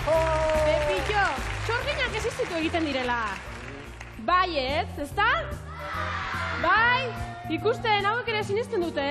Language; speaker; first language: Basque; native; Basque